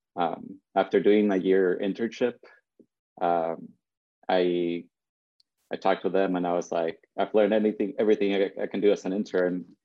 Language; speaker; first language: English; early bilingual, other home language; Spanish